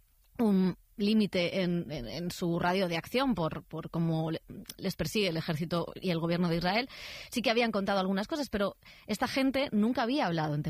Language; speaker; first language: Spanish; native; Spanish